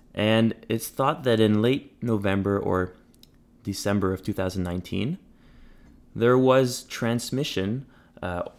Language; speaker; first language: English; native; English